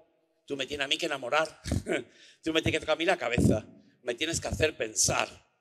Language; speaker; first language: Spanish; native; Spanish